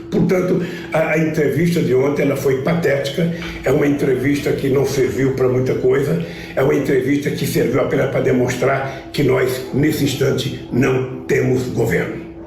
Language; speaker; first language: Portuguese; native; Portuguese